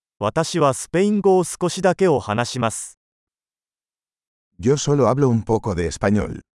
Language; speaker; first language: Japanese; native; Japanese